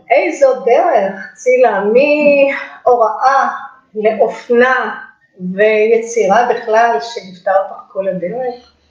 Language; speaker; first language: Hebrew; native; Hebrew